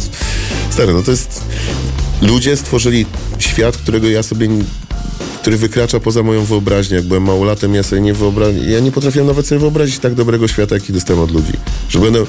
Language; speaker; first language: Polish; native; Polish